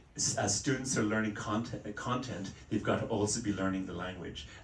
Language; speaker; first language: English; native; English